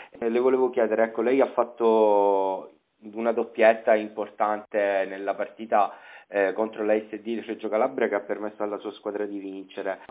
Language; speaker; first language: Italian; native; Italian